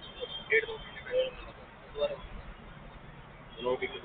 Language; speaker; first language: Hindi; native; Hindi